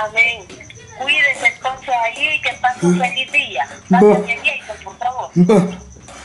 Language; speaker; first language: Spanish; native; Spanish